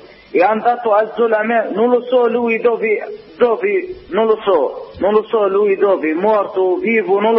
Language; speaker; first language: Italian; non-native, learner; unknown